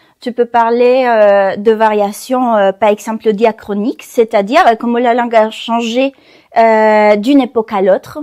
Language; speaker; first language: French; non-native, fluent; Spanish